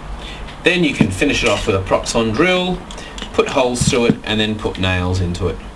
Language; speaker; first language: English; native; English